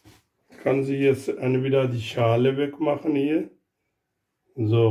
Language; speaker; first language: German; non-native, learner; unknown